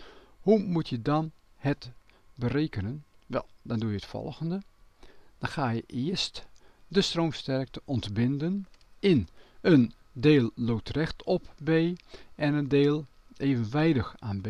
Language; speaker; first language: Dutch; native; Dutch